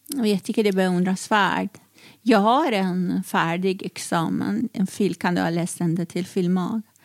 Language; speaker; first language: Swedish; non-native, fluent; Persian